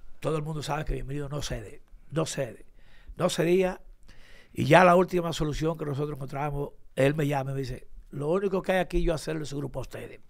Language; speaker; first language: Spanish; native; Spanish